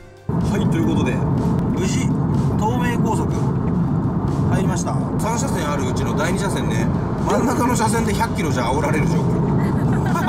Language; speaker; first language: Japanese; native; Japanese